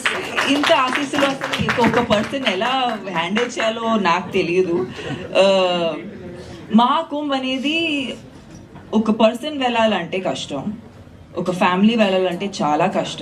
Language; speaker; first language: Telugu; non-native, fluent; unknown